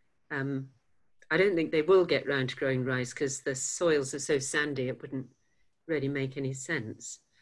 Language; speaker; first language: English; native; English